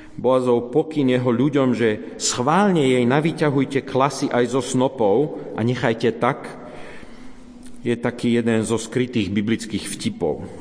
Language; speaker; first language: Slovak; native; Slovak